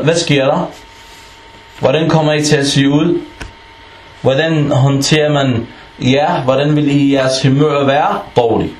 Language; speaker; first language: Danish; non-native, fluent; Arabic